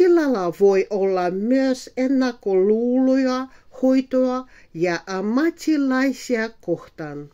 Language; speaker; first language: Finnish; non-native, fluent; Russian